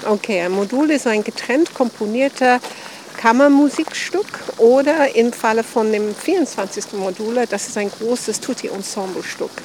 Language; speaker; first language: German; non-native, fluent; English